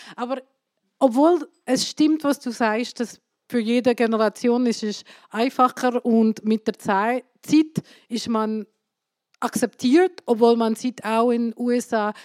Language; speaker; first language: German; non-native, fluent; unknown